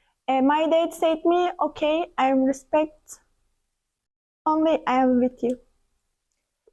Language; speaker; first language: English; non-native, learner; Turkish